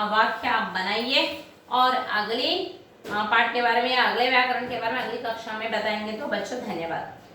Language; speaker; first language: Hindi; non-native, local second language; Telugu